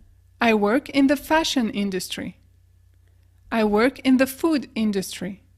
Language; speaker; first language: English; non-native, fluent; French